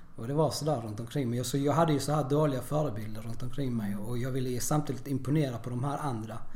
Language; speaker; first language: Swedish; early bilingual, other home language; Spanish